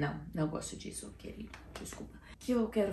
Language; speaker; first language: Portuguese; non-native, learner; English